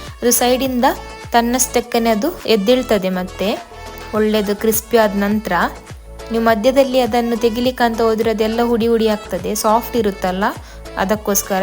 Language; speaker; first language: Kannada; non-native, local second language; Tulu